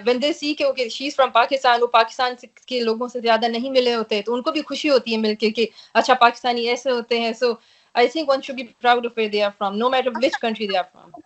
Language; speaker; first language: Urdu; native; Urdu